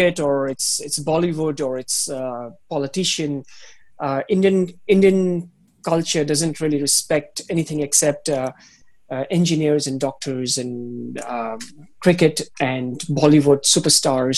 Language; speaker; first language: English; non-native, local second language; Hindi